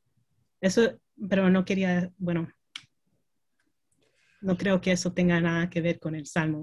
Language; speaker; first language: Spanish; early bilingual, heritage; Spanish